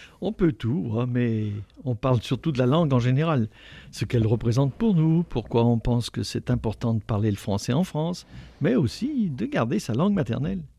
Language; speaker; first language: French; native; French